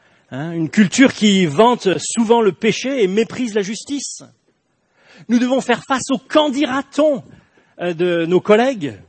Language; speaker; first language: French; native; French